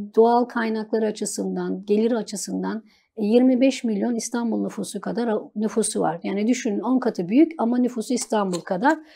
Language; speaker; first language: Turkish; native; Turkish